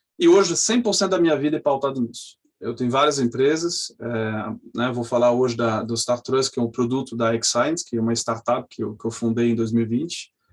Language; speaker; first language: Portuguese; non-native, fluent; French